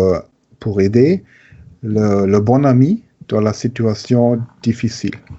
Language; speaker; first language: French; non-native, learner; German